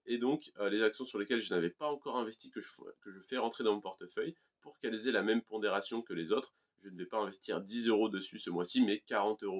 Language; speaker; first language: French; native; French